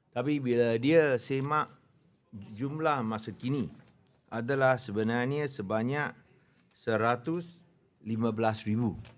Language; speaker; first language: Malay; non-native, local second language; Chinese